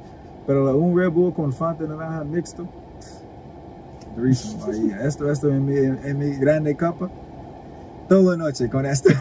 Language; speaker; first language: Spanish; non-native, learner; English